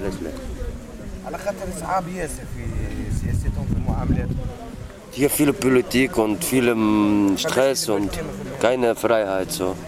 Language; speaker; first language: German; non-native, learner; Arabic